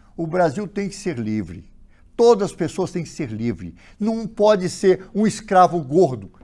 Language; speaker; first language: Portuguese; native; Portuguese